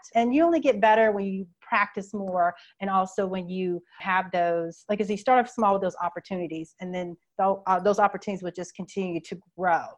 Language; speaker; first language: English; native; English